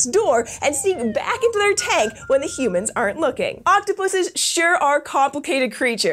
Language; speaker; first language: English; native; English